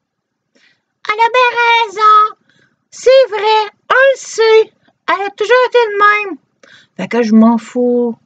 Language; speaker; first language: French; native; French